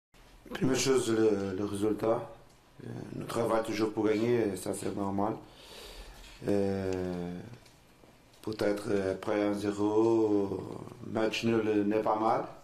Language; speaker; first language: French; non-native, learner; Portuguese